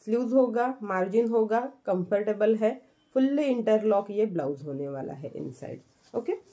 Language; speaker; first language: Hindi; non-native, local second language; Marathi